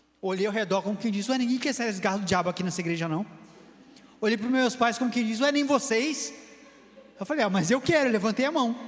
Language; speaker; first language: Portuguese; native; Portuguese